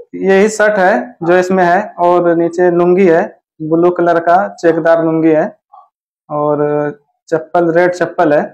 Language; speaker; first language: Hindi; native; Hindi